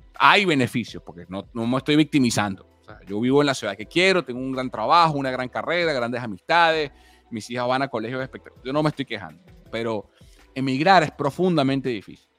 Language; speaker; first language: Spanish; native; Spanish